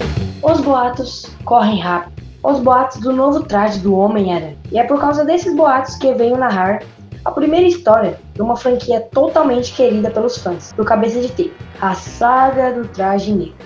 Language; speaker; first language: Portuguese; native; Portuguese